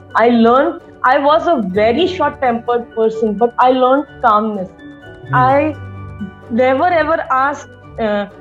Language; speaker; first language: English; non-native, local second language; Marathi